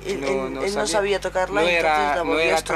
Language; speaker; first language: Spanish; native; Spanish